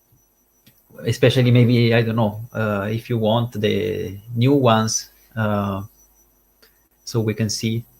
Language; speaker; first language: English; non-native, fluent; Italian